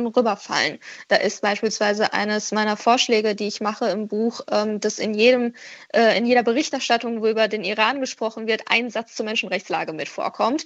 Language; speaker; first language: German; early bilingual, other home language; Persian